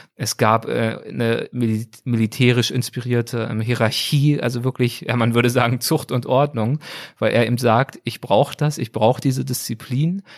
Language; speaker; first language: German; native; German